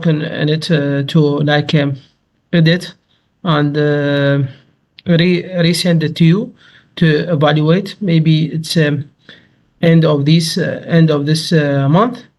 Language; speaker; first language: English; non-native, learner; Arabic